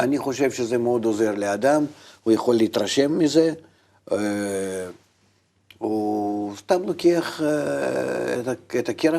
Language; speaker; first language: Hebrew; non-native, fluent; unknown